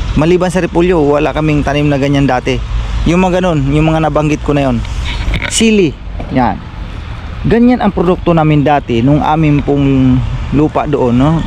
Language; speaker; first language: Filipino; non-native, local second language; Cebuano